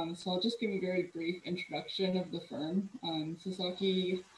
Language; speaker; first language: English; native; English